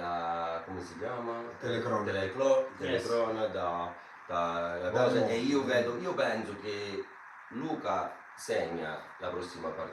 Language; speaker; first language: Italian; non-native, fluent; English